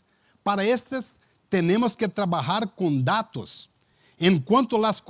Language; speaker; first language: Spanish; non-native, learner; Portuguese